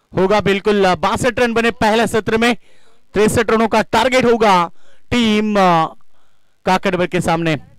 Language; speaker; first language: Hindi; non-native, local second language; Marathi